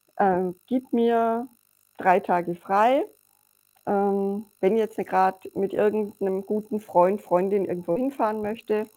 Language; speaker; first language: German; native; German